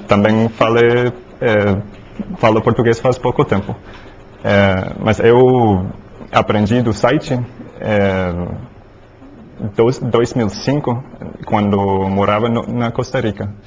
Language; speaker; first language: Portuguese; non-native, learner; English